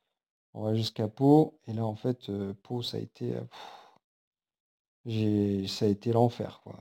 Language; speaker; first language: French; native; French